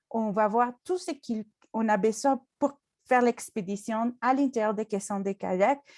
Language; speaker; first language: French; non-native, fluent; Spanish